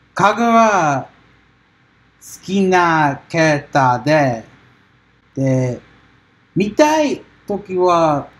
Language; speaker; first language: Japanese; non-native, learner; English